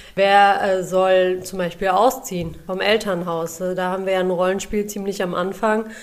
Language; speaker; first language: German; early bilingual, other home language; Urdu